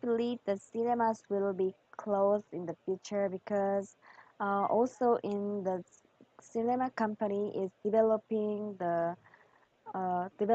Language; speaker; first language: English; non-native, learner; Korean